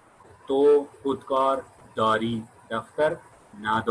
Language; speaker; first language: Persian; non-native, fluent; Urdu